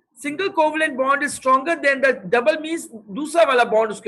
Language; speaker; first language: English; non-native, local second language; Urdu